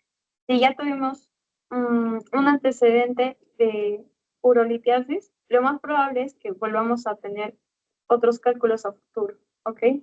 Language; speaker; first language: Spanish; native; Spanish